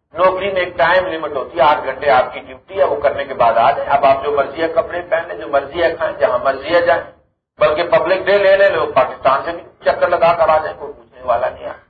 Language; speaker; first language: Urdu; non-native, local second language; Punjabi